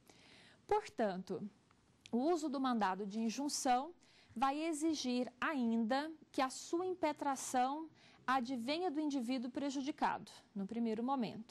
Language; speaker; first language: Portuguese; native; Portuguese